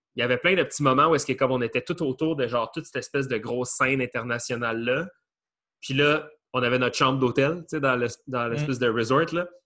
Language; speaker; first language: French; native; French